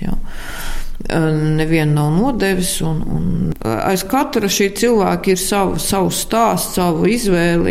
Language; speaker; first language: Latvian; native; Latvian